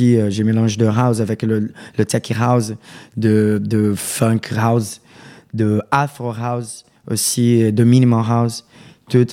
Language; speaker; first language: French; non-native, learner; Portuguese